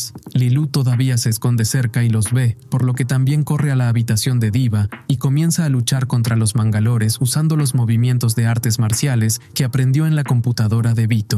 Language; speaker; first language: Spanish; native; Spanish